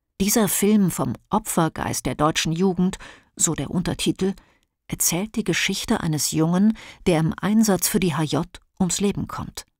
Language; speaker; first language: German; native; German